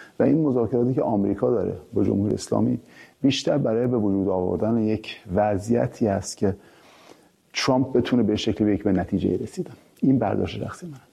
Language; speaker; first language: Persian; early bilingual, heritage; Persian